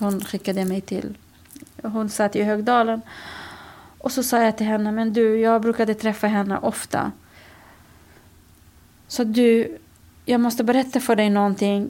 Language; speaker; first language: Swedish; non-native, fluent; Kurdish